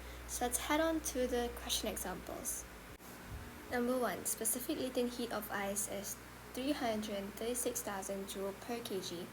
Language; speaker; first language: English; non-native, local second language; Malay